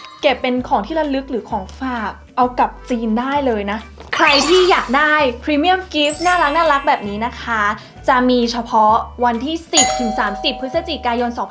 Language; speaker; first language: Thai; native; Thai